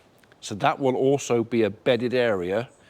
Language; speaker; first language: English; native; English